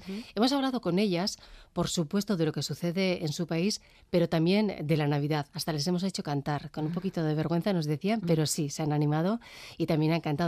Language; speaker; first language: Spanish; native; Spanish